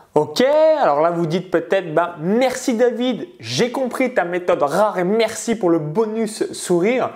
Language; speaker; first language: French; native; French